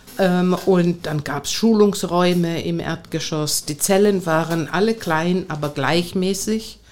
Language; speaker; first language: German; non-native, fluent; Greek